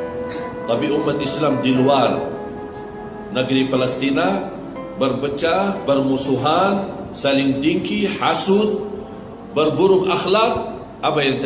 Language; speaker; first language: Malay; non-native, fluent; Arabic